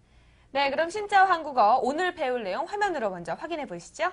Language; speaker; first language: Korean; native; Korean